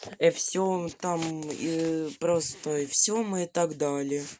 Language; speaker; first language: Ukrainian; non-native, local second language; Russian